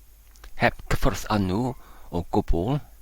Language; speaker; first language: Welsh; non-native, learner; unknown